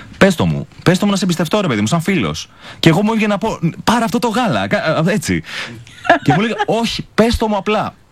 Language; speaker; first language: Greek; native; Greek